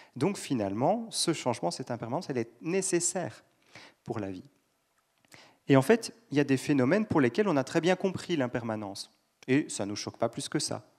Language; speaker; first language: French; native; French